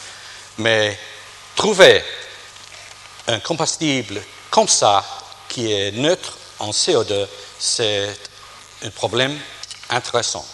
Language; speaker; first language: French; non-native, fluent; English